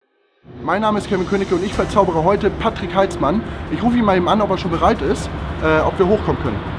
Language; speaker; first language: German; native; German